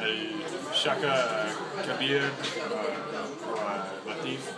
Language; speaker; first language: Arabic; non-native, learner; English